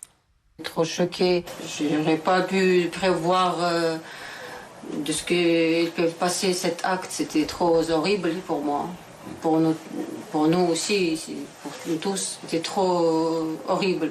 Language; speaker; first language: French; non-native, learner; Chechen